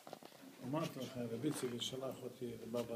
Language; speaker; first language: Hebrew; non-native, fluent; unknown